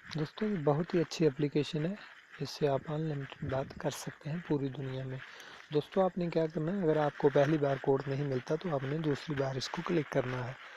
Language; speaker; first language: Urdu; non-native, local second language; Punjabi